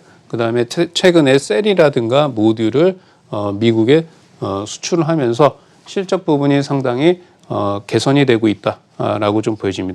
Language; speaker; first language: Korean; native; Korean